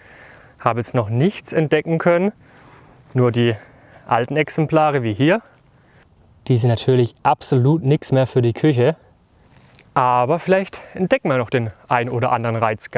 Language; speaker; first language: German; native; German